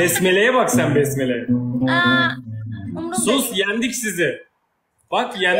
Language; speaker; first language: Turkish; native; Turkish